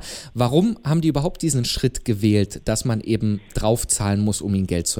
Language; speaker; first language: German; native; German